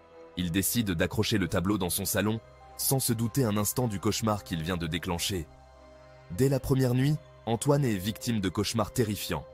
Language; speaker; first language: French; native; French